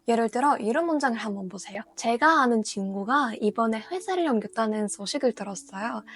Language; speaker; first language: Korean; non-native, fluent; Russian